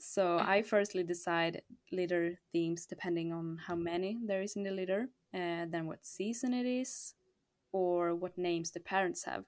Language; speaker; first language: English; non-native, fluent; Swedish